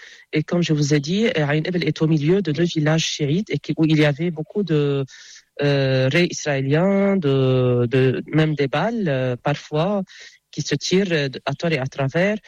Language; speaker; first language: French; non-native, local second language; Arabic